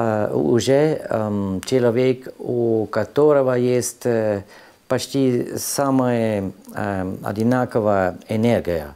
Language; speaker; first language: Russian; non-native, learner; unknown